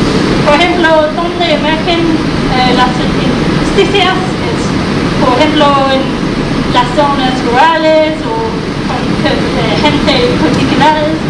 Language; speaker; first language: Spanish; non-native, fluent; English